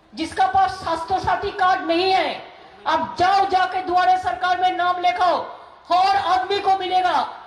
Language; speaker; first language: Hindi; non-native, local second language; Bangla